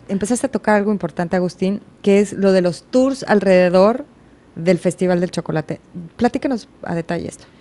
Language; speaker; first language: Spanish; native; Spanish